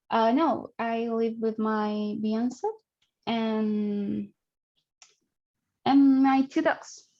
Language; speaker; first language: English; non-native, learner; Spanish